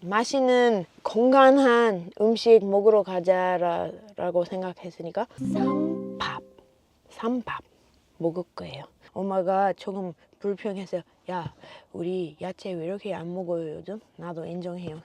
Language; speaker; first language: Korean; non-native, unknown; English